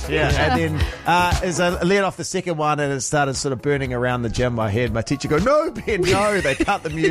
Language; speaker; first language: English; native; English